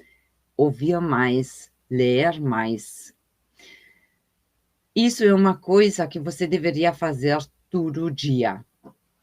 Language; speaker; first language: Portuguese; non-native, fluent; German